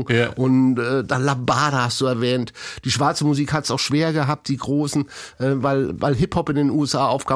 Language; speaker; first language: German; native; German